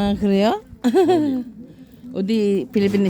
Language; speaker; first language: Korean; non-native, learner; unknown